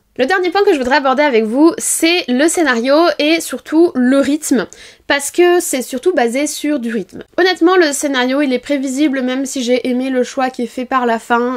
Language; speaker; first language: French; native; French